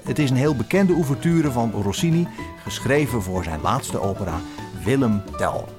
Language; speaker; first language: Dutch; native; Dutch